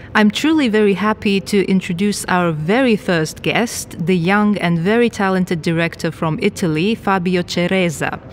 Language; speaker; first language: English; non-native, fluent; Lithuanian